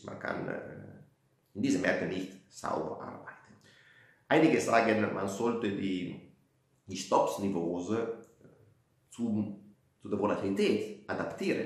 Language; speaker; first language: German; non-native, fluent; Italian